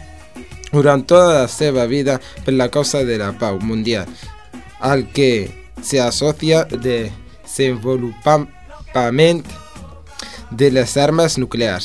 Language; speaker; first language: Catalan; non-native, learner; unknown